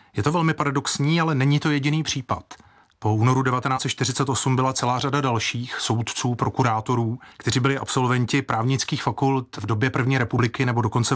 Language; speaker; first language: Czech; native; Czech